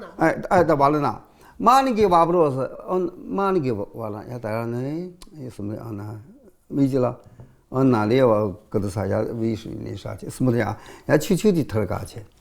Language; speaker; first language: Russian; non-native, learner; Chinese